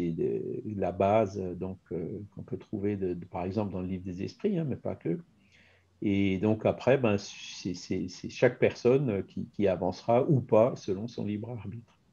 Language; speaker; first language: French; native; French